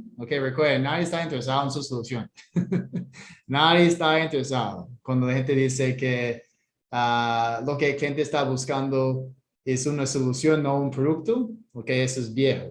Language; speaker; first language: Spanish; non-native, fluent; English